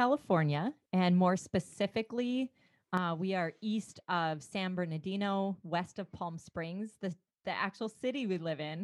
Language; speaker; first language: English; native; English